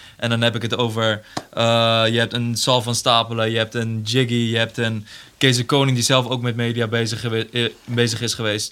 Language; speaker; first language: Dutch; early bilingual, other home language; Persian